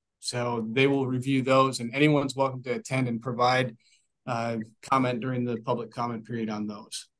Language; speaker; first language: English; native; English